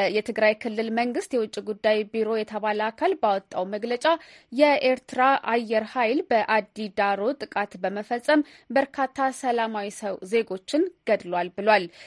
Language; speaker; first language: Amharic; native; Amharic